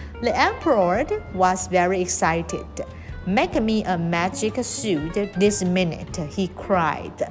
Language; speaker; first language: English; non-native, fluent; Chinese